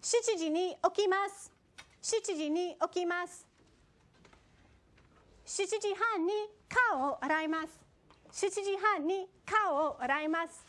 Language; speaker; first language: Japanese; non-native, fluent; English